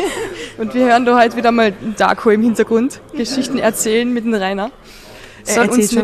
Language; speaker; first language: German; native; German